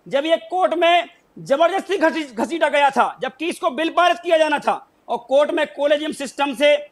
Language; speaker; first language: Hindi; native; Hindi